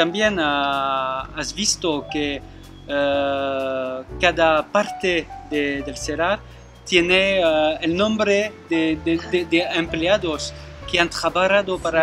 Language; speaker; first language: Spanish; non-native, fluent; French